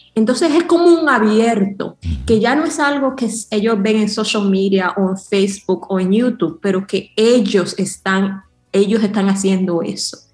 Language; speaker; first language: Spanish; early bilingual, heritage; Spanish